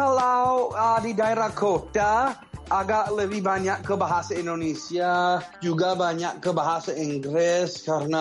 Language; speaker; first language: Indonesian; non-native, fluent; English